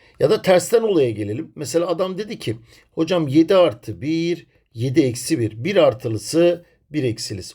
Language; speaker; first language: Turkish; native; Turkish